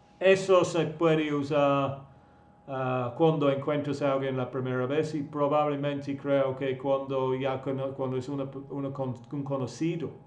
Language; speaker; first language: Spanish; non-native, fluent; English